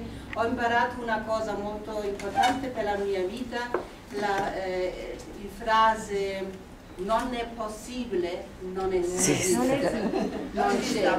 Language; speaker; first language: Italian; non-native, fluent; German